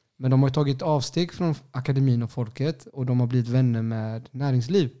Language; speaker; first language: Swedish; early bilingual, other home language; Spanish